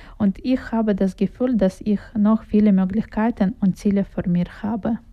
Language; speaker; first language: German; non-native, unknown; Russian